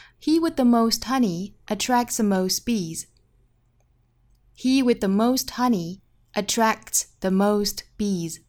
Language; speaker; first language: English; non-native, fluent; Chinese